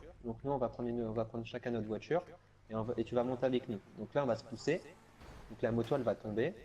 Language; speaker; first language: French; native; French